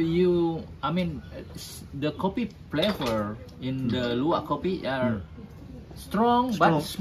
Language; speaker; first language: English; non-native, learner; Indonesian